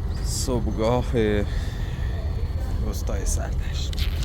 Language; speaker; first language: Persian; native; Persian